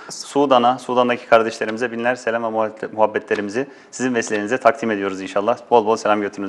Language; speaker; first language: Turkish; native; Turkish